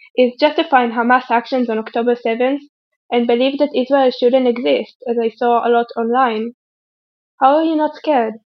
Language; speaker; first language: English; non-native, fluent; German